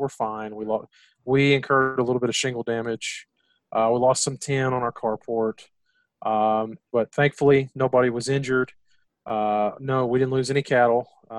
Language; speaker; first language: English; native; English